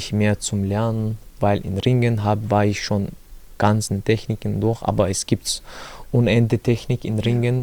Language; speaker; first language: German; non-native, learner; Chechen